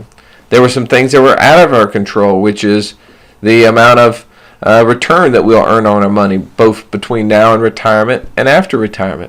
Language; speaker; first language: English; native; English